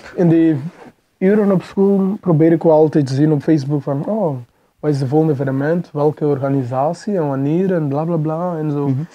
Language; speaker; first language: Dutch; non-native, fluent; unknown